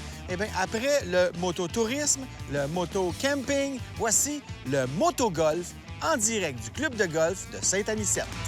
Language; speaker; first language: French; native; French